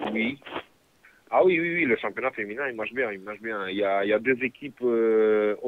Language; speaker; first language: French; non-native, fluent; Romanian